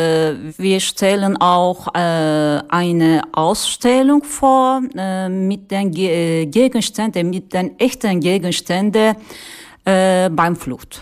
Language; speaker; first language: German; non-native, learner; Turkish